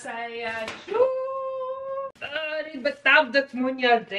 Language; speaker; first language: Amharic; non-native, learner; Arabic